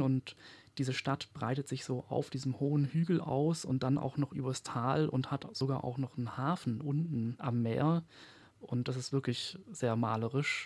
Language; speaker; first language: German; native; German